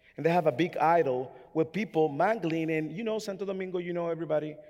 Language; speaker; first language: English; non-native, fluent; Spanish